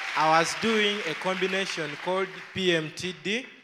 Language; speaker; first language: English; non-native, local second language; Ganda